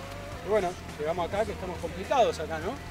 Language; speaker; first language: Spanish; native; Spanish